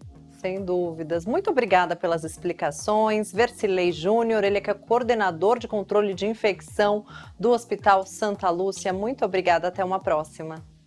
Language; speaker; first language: Portuguese; native; Portuguese